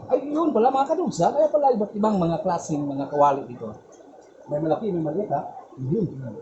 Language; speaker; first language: Filipino; non-native, local second language; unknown